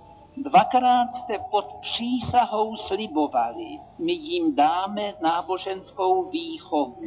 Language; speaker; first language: Czech; native; Czech